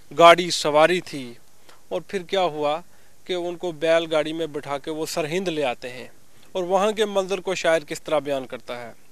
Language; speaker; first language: Urdu; native; Urdu